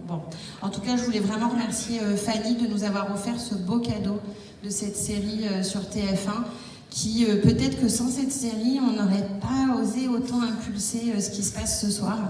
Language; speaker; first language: French; native; French